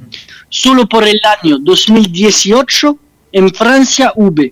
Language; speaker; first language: Spanish; non-native, fluent; French